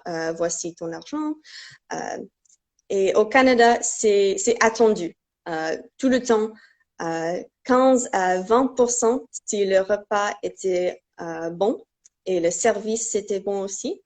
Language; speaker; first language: French; non-native, fluent; English